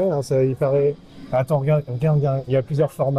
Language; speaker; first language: French; native; French